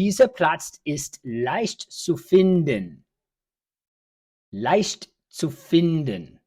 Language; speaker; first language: German; early bilingual, heritage; English